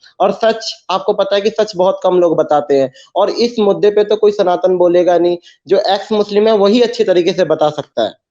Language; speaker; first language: Hindi; native; Hindi